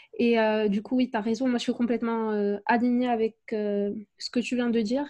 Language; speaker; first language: French; native; French